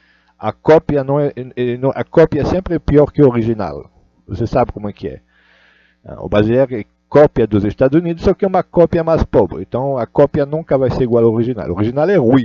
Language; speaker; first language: Portuguese; non-native, learner; Russian